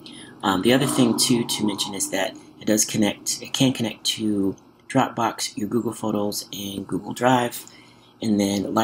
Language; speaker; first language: English; native; English